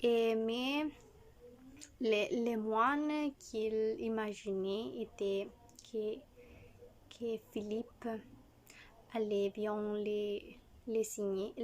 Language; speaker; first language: French; non-native, learner; Spanish